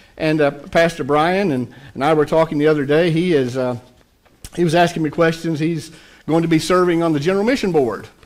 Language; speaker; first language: English; native; English